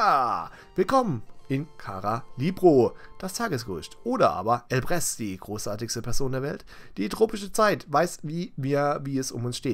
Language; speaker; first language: German; native; German